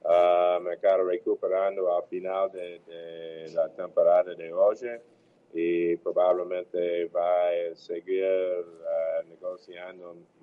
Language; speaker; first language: Portuguese; non-native, learner; English